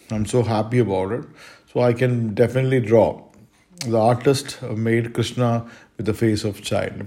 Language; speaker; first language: English; non-native, local second language; Malayalam